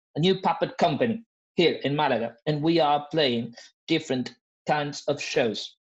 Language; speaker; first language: English; non-native, fluent; Spanish